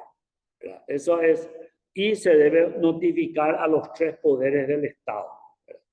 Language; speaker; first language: Spanish; native; Spanish